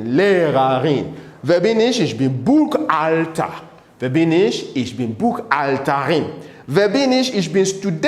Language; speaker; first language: German; non-native, fluent; English